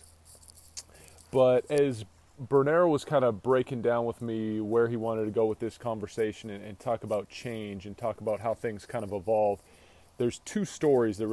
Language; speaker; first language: English; native; English